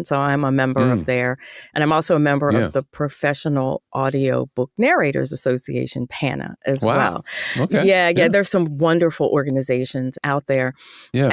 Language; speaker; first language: English; native; English